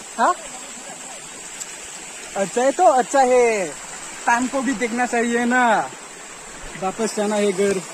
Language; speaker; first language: Hindi; non-native, local second language; Bodo